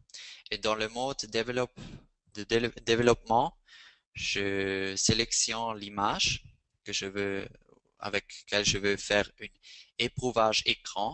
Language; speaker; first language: French; non-native, fluent; Spanish